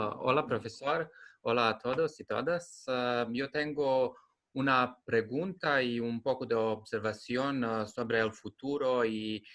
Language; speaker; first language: Spanish; non-native, learner; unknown